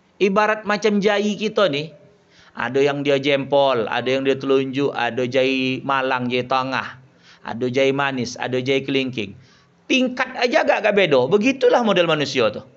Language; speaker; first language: Malay; native; Malay